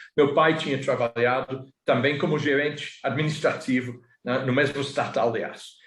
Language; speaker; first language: Portuguese; non-native, fluent; English